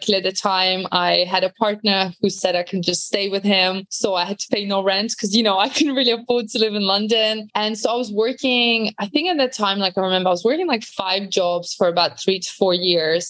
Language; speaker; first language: English; non-native, fluent; Latvian